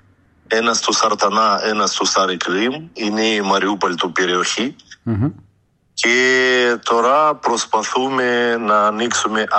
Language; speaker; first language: Greek; non-native, learner; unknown